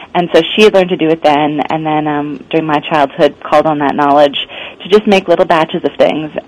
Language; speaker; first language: English; native; English